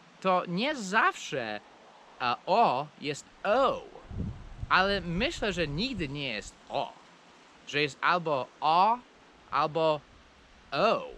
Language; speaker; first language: Polish; non-native, fluent; English